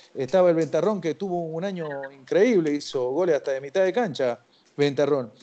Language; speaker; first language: Spanish; native; Spanish